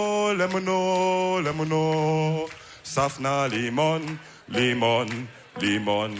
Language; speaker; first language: German; early bilingual, other home language; Wolof